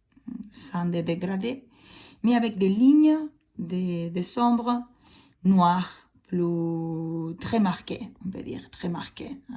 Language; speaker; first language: French; non-native, fluent; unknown